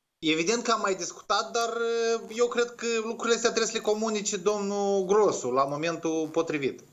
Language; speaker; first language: Romanian; native; Romanian